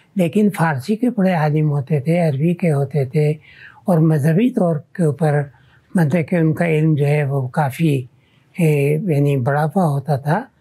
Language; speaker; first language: Urdu; native; Urdu